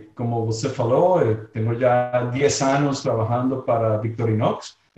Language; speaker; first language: Portuguese; non-native, fluent; Spanish